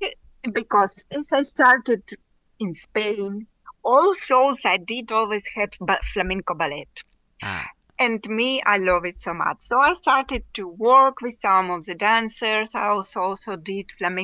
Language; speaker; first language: English; non-native, learner; Russian